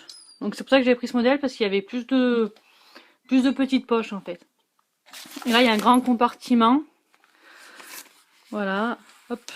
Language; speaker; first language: French; native; French